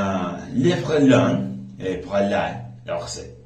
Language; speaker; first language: French; non-native, learner; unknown